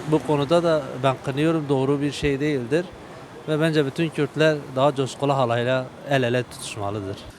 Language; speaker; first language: Turkish; non-native, local second language; Kurdish